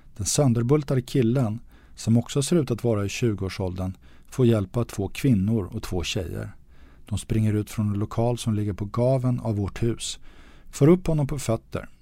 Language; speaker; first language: Swedish; native; Swedish